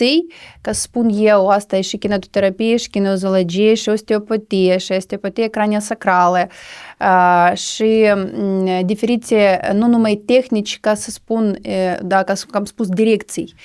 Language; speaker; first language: Romanian; non-native, local second language; Russian